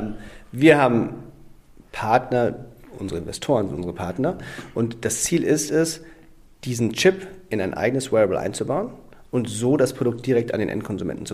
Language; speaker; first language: German; native; German